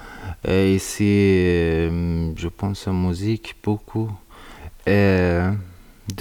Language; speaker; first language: French; non-native, learner; Persian